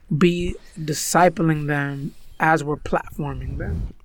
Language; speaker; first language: English; early bilingual, other home language; Spanish